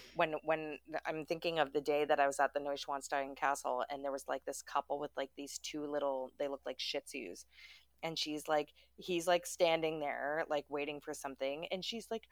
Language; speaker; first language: English; early bilingual, other home language; German